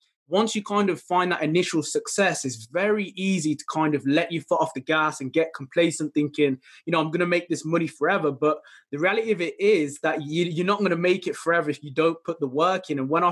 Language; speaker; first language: English; native; English